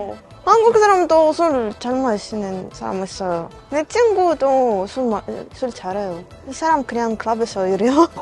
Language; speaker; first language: Korean; non-native, learner; Russian